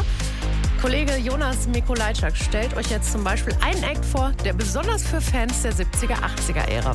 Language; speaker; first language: German; native; German